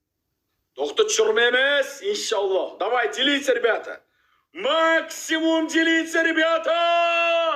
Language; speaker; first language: Russian; non-native, learner; Uzbek